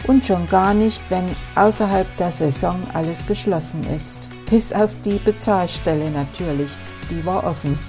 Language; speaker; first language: German; native; German